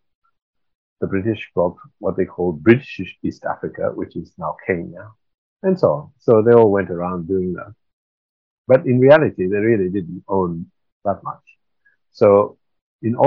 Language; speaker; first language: English; non-native, local second language; Swahili